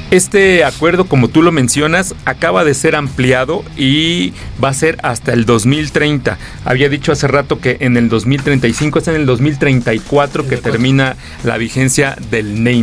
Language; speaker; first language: Spanish; native; Spanish